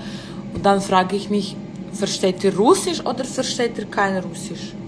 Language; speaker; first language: German; non-native, fluent; Russian